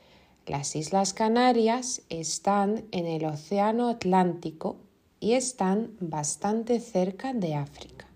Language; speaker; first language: Spanish; non-native, fluent; Lithuanian